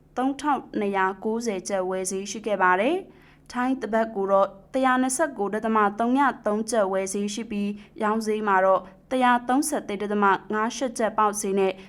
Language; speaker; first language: Burmese; non-native, local second language; Western Kayah